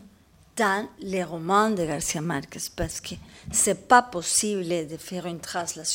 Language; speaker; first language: French; non-native, learner; Spanish